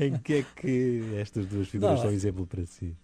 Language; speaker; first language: Portuguese; native; Portuguese